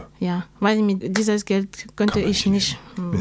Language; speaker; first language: German; non-native, learner; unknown